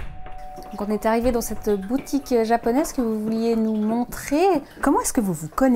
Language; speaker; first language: French; native; French